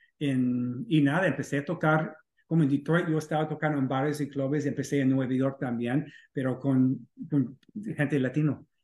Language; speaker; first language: Spanish; non-native, fluent; English